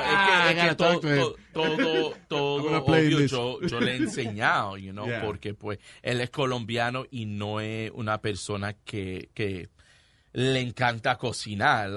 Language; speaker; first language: Spanish; early bilingual, heritage; Spanish